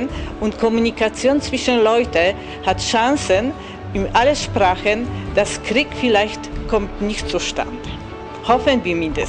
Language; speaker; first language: German; non-native, fluent; Polish